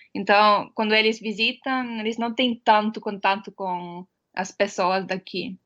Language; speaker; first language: Portuguese; non-native, fluent; Estonian